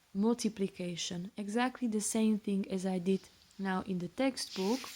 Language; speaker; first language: English; non-native, fluent; Slovak